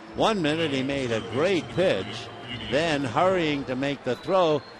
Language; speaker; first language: English; native; English